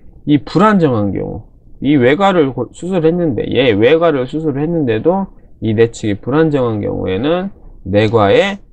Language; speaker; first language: Korean; native; Korean